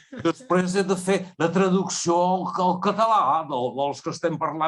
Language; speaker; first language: Catalan; non-native, fluent; Portuguese